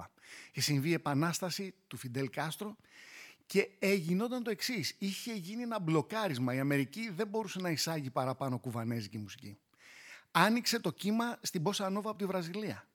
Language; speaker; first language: Greek; native; Greek